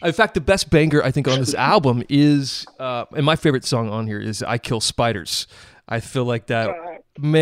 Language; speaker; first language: English; native; English